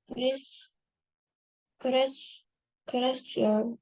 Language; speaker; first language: Japanese; non-native, learner; Indonesian